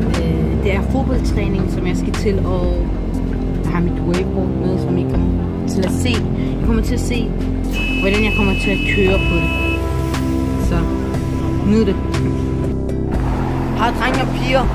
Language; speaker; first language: Danish; non-native, local second language; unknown